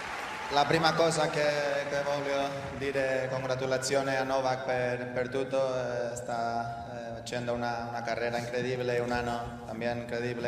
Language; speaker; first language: Italian; non-native, fluent; Spanish